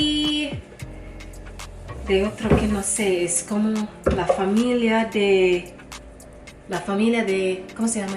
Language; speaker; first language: Spanish; non-native, learner; English